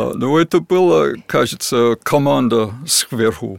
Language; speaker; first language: Russian; non-native, fluent; English